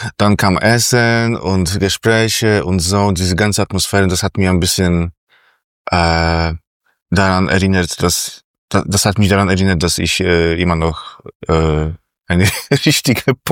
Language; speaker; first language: German; non-native, fluent; Polish